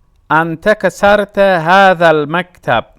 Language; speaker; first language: Arabic; non-native, fluent; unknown